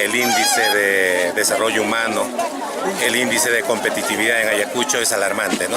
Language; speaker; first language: Spanish; native; Spanish